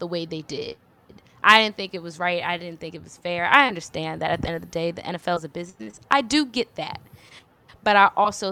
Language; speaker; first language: English; native; English